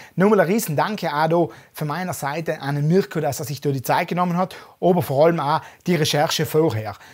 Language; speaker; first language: German; native; German